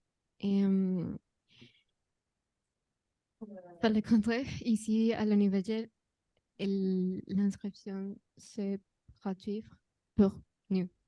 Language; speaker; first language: French; non-native, learner; Spanish